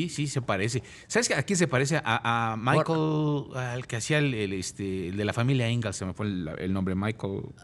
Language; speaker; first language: Spanish; native; Spanish